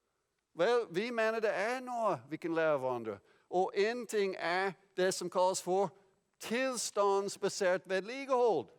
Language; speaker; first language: Norwegian; non-native, fluent; English